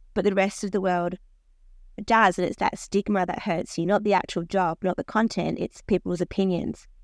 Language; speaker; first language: English; native; English